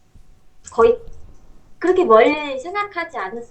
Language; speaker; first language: Korean; non-native, fluent; Vietnamese